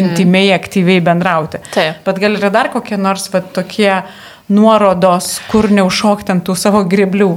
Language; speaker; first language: Lithuanian; native; Lithuanian